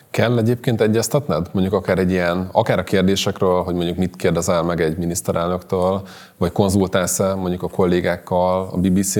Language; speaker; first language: Hungarian; native; Hungarian